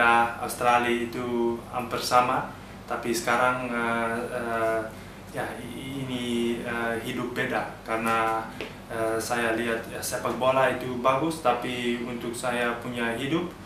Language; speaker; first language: Indonesian; early bilingual, heritage; Dutch